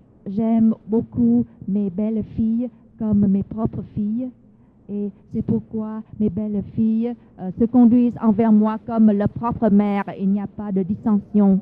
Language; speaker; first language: French; non-native, fluent; Vietnamese